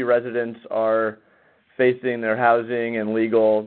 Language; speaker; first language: English; native; English